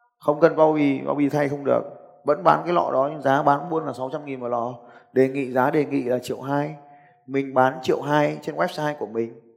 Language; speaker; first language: Vietnamese; native; Vietnamese